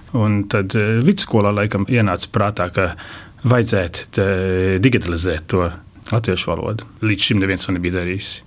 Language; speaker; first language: Latvian; early bilingual, heritage; Latvian